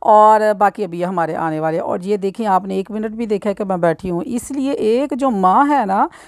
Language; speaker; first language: Urdu; non-native, local second language; Punjabi